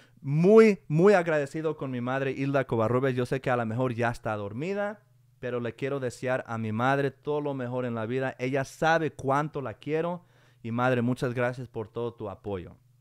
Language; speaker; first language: Spanish; early bilingual, heritage; Spanish